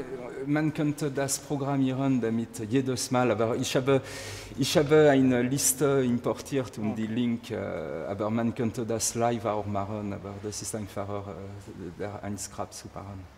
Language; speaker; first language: German; non-native, learner; French